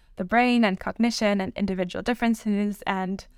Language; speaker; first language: English; non-native, fluent; Spanish